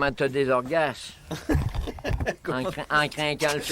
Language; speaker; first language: French; native; French